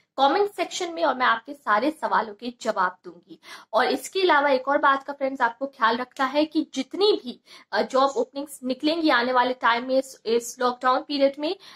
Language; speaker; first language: Hindi; native; Hindi